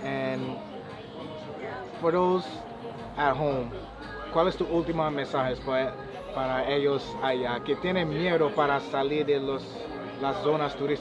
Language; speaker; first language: Spanish; non-native, learner; English